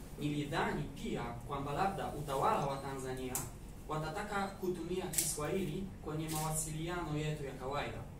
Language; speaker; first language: Swahili; non-native, fluent; Polish